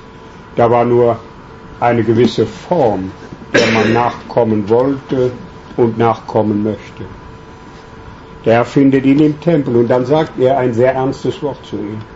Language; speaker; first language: German; native; German